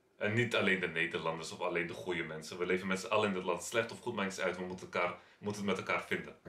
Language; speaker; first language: Dutch; early bilingual, other home language; Turkish